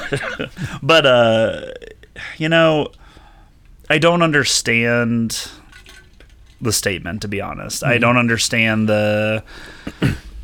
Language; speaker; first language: English; native; English